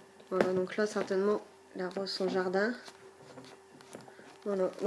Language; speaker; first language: French; native; French